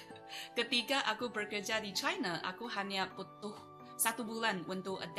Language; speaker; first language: Indonesian; non-native, fluent; Chinese